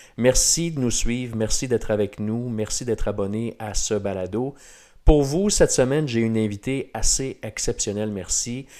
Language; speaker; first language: French; native; French